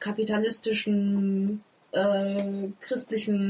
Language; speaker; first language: German; native; German